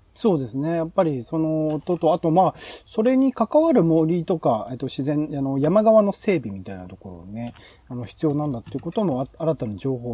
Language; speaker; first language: Japanese; native; Japanese